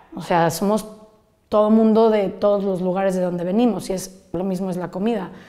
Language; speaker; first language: Spanish; native; Spanish